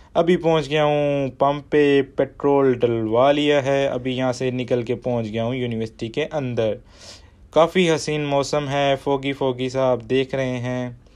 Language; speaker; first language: Urdu; native; Urdu